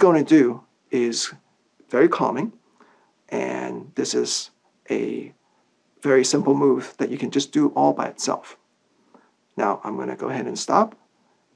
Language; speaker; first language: English; non-native, local second language; Cantonese